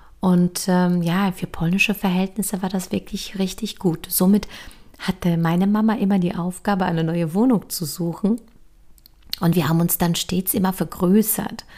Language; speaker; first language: German; early bilingual, other home language; Polish